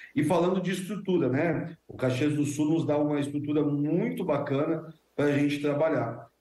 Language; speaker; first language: Portuguese; native; Portuguese